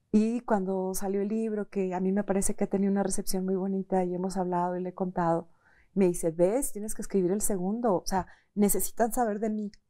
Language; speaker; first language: Spanish; native; Spanish